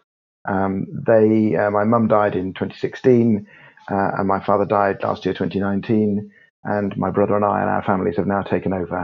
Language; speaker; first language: English; native; English